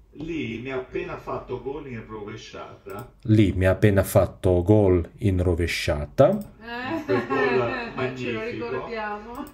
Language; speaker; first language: Italian; non-native, fluent; Russian